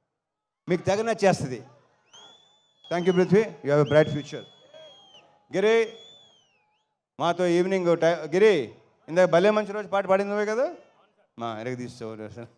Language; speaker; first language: Telugu; native; Telugu